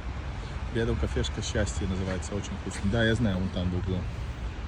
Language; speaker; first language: Russian; non-native, fluent; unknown